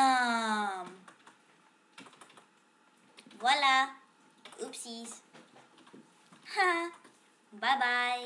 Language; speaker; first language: French; non-native, local second language; English